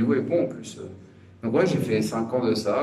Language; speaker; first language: French; native; French